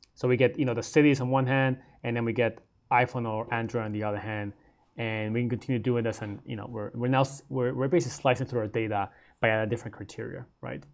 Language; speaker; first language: English; native; English